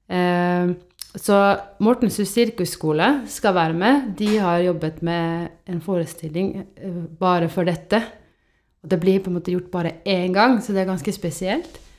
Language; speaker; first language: Norwegian; non-native, fluent; Estonian